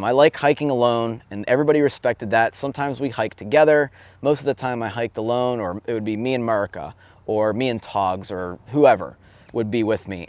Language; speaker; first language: English; native; English